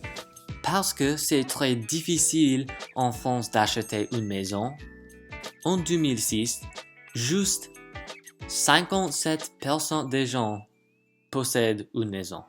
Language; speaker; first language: French; non-native, learner; English